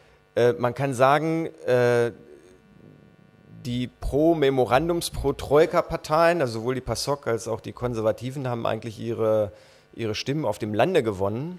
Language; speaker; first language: German; native; German